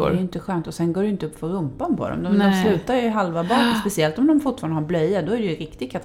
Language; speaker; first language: Swedish; native; Swedish